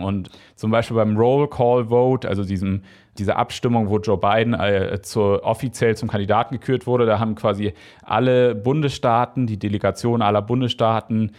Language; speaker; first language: German; native; German